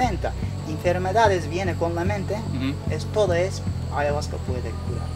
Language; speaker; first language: Spanish; non-native, learner; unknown